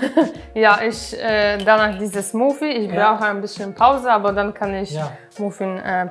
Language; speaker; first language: German; non-native, learner; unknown